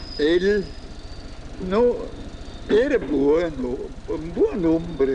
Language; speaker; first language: Spanish; non-native, fluent; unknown